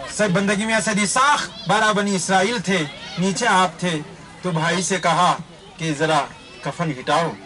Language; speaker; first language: Urdu; native; Urdu